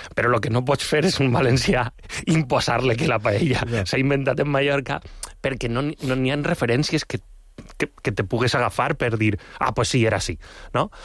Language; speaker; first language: Catalan; non-native, local second language; Spanish